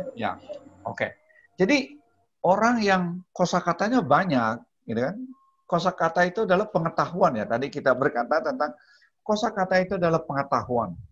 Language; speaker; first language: Indonesian; non-native, local second language; Balinese